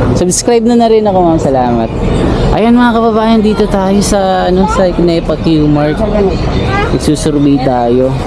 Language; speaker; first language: Filipino; native; Filipino